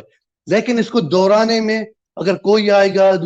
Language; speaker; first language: Hindi; non-native, fluent; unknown